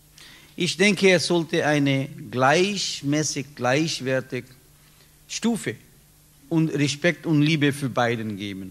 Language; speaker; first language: German; non-native, learner; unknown